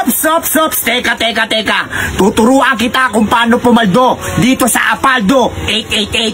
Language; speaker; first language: Filipino; native; Filipino